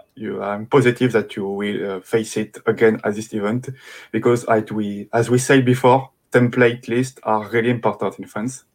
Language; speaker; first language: English; non-native, fluent; French